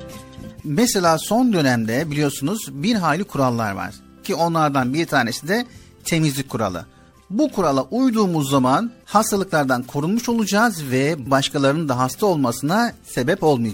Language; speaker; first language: Turkish; native; Turkish